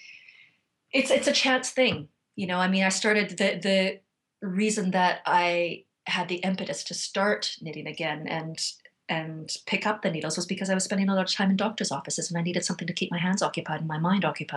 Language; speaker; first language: English; native; English